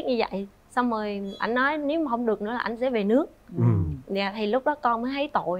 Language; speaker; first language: Vietnamese; native; Vietnamese